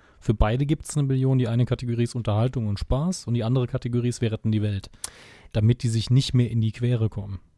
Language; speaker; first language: German; native; German